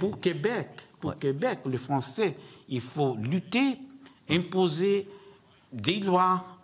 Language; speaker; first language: French; non-native, learner; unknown